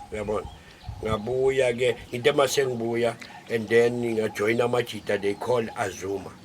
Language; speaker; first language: Zulu; native; Zulu